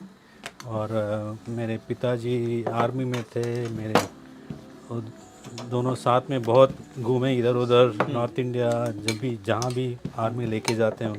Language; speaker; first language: Hindi; non-native, local second language; Kannada